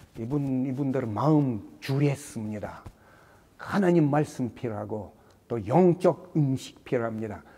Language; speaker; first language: Korean; non-native, learner; Russian